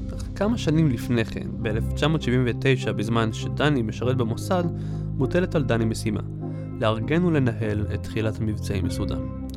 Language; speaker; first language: Hebrew; native; Hebrew